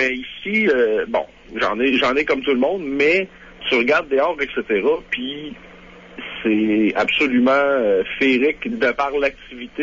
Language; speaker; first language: French; native; French